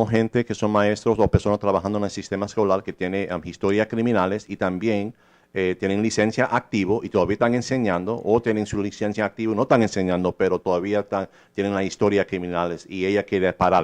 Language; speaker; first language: Spanish; early bilingual, heritage; English